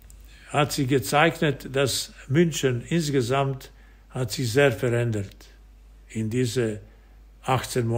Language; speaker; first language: German; non-native, fluent; Serbian